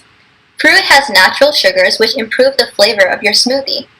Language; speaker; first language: English; native; English